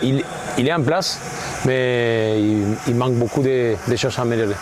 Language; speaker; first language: French; non-native, fluent; Spanish